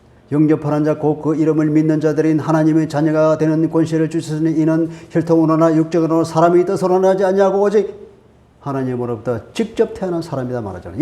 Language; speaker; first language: Korean; native; Korean